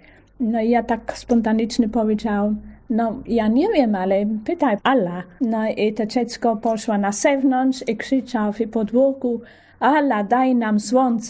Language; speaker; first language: Polish; non-native, fluent; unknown